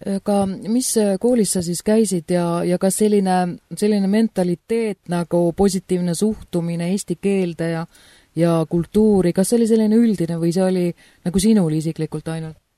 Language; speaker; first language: Estonian; native; Estonian